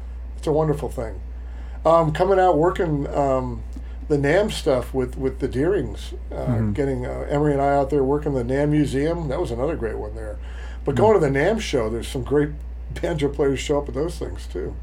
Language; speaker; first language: English; native; English